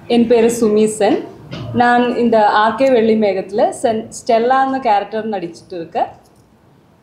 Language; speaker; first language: Tamil; non-native, learner; Malayalam